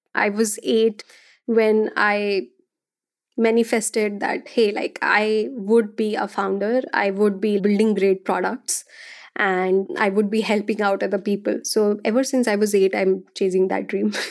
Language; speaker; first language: English; non-native, local second language; Hindi